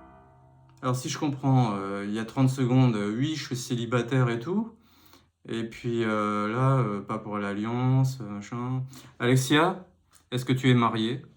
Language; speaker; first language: French; native; French